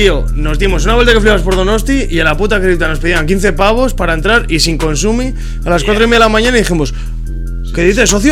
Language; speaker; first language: Spanish; native; Spanish